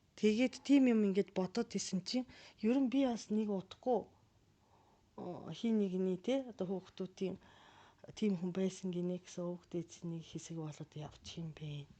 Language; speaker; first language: Mongolian; non-native, fluent; Japanese